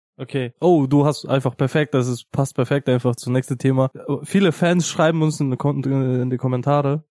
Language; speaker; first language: German; early bilingual, other home language; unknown